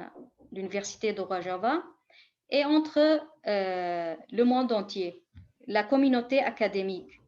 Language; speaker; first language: French; non-native, fluent; Kurdish